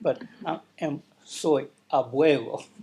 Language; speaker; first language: Spanish; non-native, learner; English